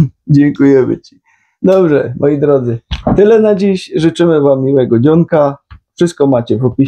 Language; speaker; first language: Polish; native; Polish